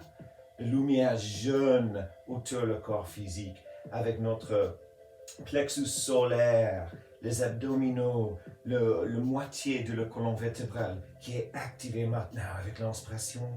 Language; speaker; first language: French; non-native, fluent; English